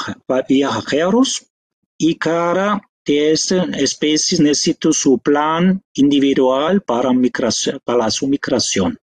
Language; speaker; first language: Spanish; non-native, fluent; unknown